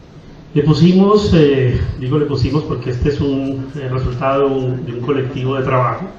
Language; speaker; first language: Spanish; native; Spanish